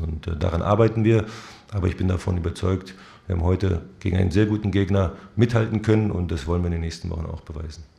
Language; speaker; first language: German; native; German